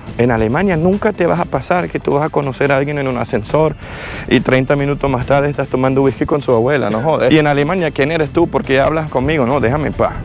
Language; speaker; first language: Spanish; non-native, fluent; German